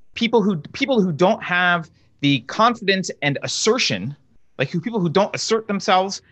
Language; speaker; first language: English; native; English